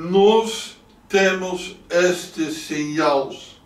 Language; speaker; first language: Portuguese; non-native, learner; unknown